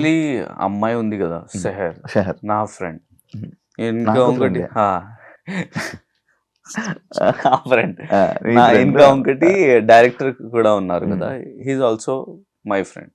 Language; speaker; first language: Telugu; non-native, learner; Hindi